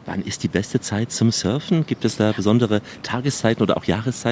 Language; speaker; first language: German; native; German